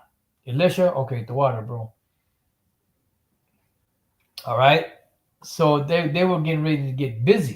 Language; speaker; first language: English; native; English